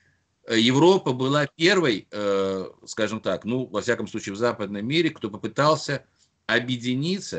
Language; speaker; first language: Russian; native; Russian